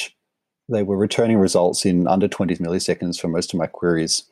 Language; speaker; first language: English; native; English